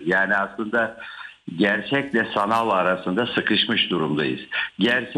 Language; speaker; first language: Turkish; native; Turkish